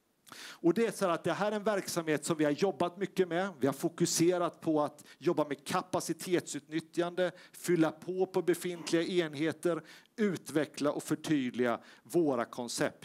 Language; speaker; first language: Swedish; native; Swedish